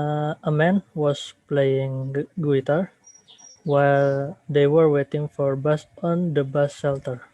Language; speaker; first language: English; non-native, learner; Indonesian